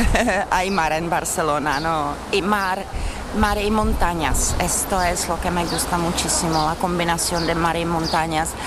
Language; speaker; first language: Spanish; non-native, fluent; Czech